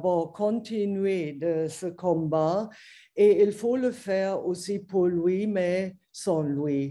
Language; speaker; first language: French; non-native, fluent; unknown